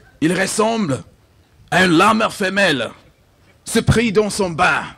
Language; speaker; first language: French; non-native, fluent; English